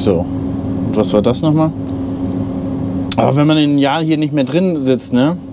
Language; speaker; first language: German; native; German